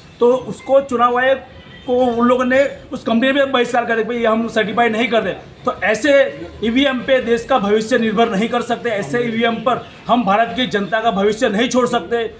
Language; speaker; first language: Hindi; non-native, local second language; Gujarati